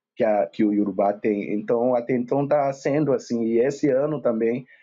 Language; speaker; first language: Portuguese; non-native, fluent; Yoruba